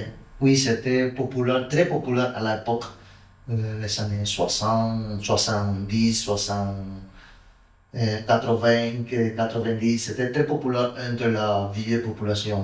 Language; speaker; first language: French; non-native, learner; Spanish